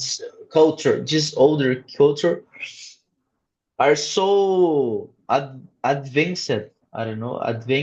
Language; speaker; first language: English; non-native, learner; Portuguese